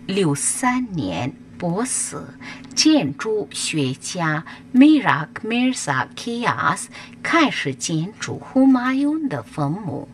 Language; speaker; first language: Chinese; non-native, fluent; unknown